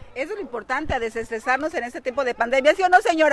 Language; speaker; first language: Spanish; native; Spanish